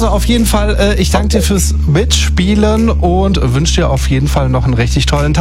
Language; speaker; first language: German; native; German